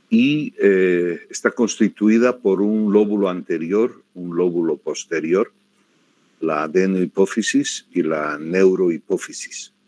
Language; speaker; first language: Spanish; native; Spanish